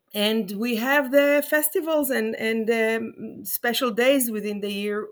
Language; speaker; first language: English; non-native, fluent; Hebrew